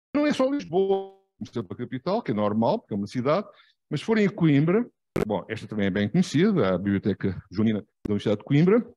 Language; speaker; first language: Portuguese; native; Portuguese